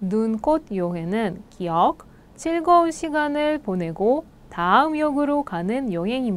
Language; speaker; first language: Korean; non-native, fluent; Russian